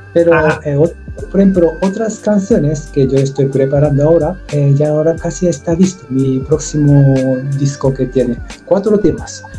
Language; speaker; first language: Spanish; non-native, learner; Japanese